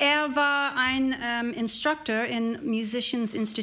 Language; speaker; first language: German; non-native, learner; English